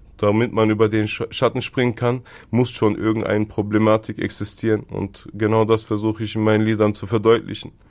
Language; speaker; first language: German; early bilingual, other home language; Turkish